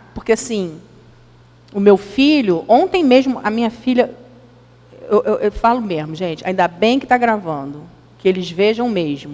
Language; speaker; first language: Portuguese; native; Portuguese